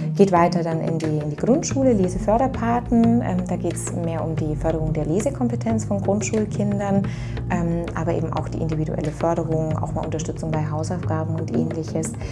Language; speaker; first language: German; native; German